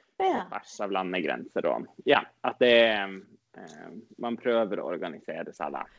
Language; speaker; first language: Norwegian; non-native, local second language; Northern Sami